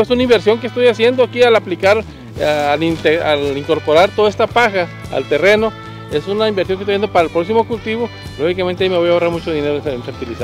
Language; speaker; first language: Spanish; native; Spanish